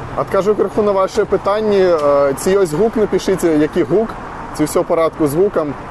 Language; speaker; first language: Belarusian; non-native, local second language; Russian